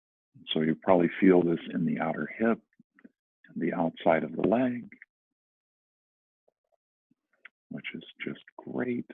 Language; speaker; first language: English; native; English